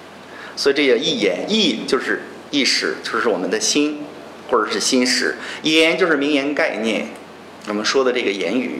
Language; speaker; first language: Chinese; native; Chinese